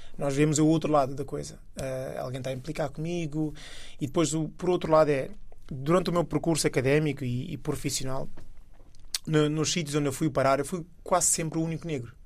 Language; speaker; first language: Portuguese; early bilingual, other home language; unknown